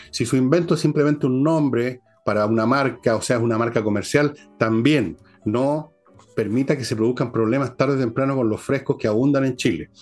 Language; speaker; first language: Spanish; native; Spanish